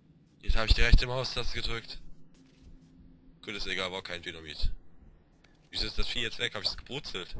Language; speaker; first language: German; native; German